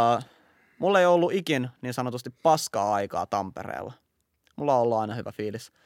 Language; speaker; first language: Finnish; native; Finnish